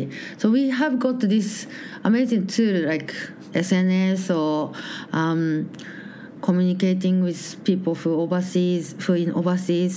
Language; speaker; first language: English; non-native, learner; Japanese